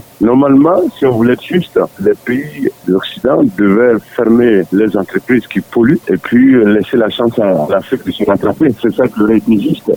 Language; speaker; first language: French; non-native, local second language; Dyula